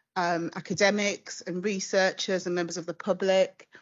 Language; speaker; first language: English; native; English